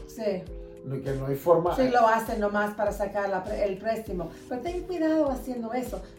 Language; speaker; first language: Spanish; early bilingual, heritage; Spanish